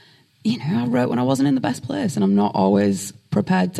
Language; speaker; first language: English; native; English